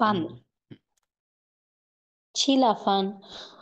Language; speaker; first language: Chinese; non-native, learner; Bangla